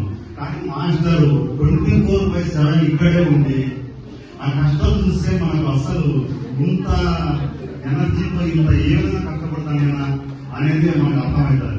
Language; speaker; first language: Telugu; native; Telugu